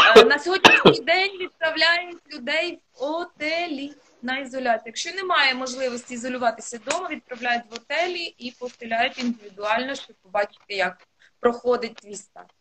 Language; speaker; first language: Ukrainian; non-native, local second language; Russian